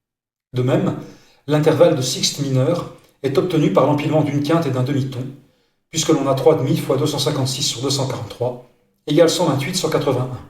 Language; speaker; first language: French; native; French